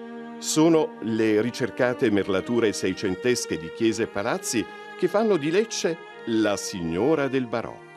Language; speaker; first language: Italian; native; Italian